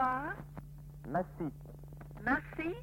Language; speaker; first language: French; non-native, fluent; English